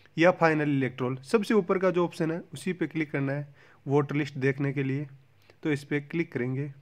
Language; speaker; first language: Hindi; native; Hindi